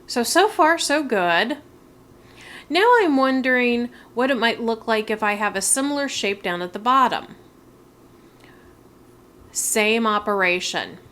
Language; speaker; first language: English; native; English